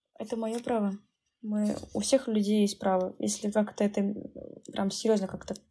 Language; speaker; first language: Russian; native; Russian